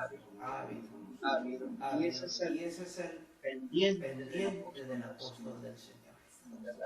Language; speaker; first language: Spanish; native; Spanish